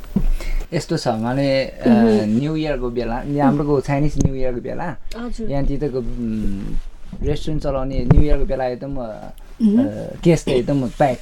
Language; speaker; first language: Nepali; non-native, learner; Chinese